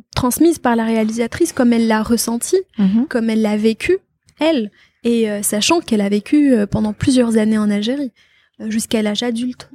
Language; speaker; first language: French; non-native, local second language; Arabic